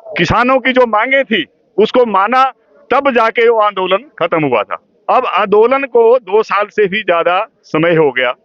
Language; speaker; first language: Hindi; native; Hindi